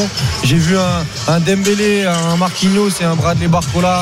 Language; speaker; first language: French; native; French